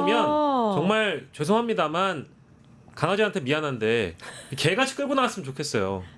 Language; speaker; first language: Korean; native; Korean